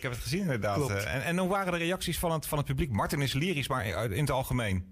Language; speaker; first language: Dutch; native; Dutch